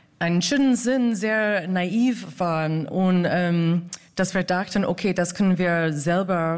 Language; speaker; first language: German; non-native, fluent; English